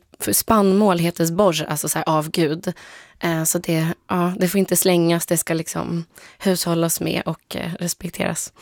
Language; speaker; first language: Swedish; early bilingual, other home language; Polish